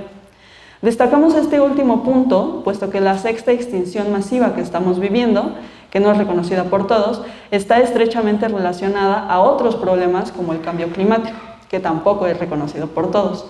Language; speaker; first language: Spanish; native; Spanish